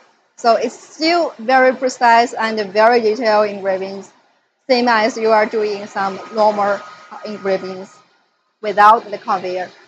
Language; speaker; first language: English; non-native, fluent; Chinese